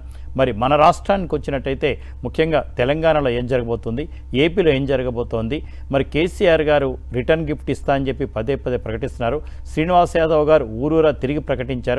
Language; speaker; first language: Telugu; native; Telugu